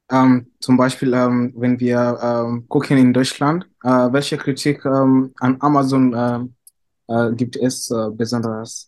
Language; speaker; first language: German; non-native, fluent; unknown